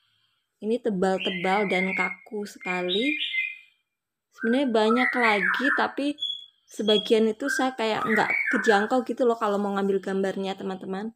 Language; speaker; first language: Indonesian; native; Indonesian